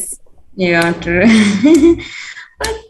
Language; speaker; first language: English; non-native, learner; Turkish